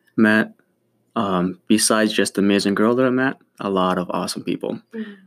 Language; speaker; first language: English; early bilingual, other home language; Ukrainian